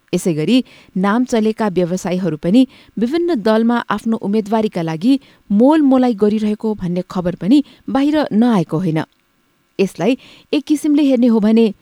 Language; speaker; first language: Nepali; native; Nepali